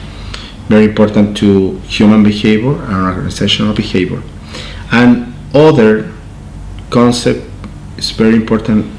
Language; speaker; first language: English; non-native, learner; Spanish